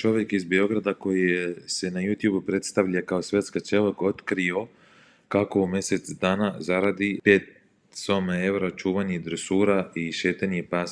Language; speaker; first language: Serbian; non-native, learner; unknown